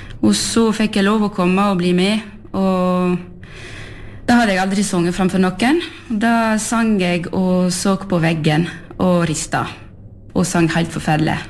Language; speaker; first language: Norwegian; early bilingual, heritage; French